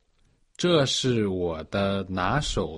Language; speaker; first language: Chinese; non-native, learner; Portuguese